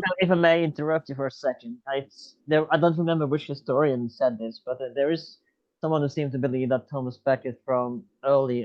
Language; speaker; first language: English; non-native, fluent; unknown